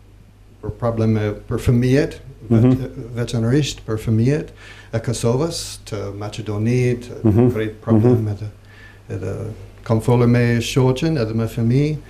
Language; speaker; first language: Albanian; non-native, learner; English